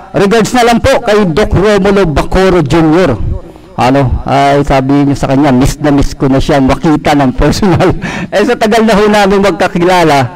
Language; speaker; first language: Filipino; native; Filipino